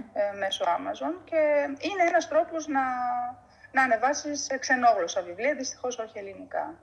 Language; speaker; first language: Greek; early bilingual, heritage; Greek